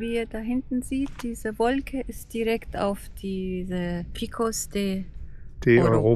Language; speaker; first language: German; non-native, fluent; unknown